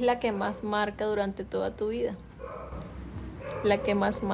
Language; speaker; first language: Spanish; native; Spanish